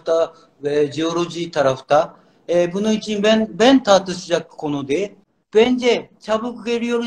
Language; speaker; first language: Turkish; non-native, learner; Japanese